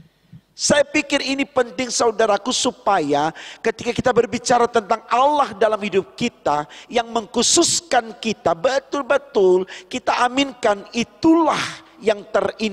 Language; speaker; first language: Indonesian; native; Indonesian